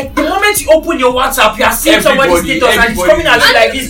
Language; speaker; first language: English; non-native, local second language; Yoruba